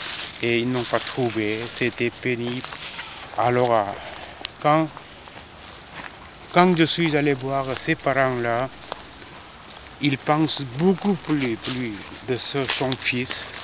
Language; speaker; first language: French; non-native, fluent; Korean